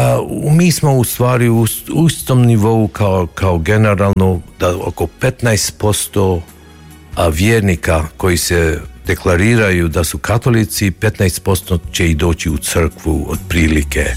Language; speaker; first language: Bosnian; early bilingual, heritage; Croatian